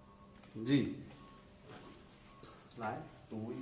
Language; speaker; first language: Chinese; non-native, fluent; Urdu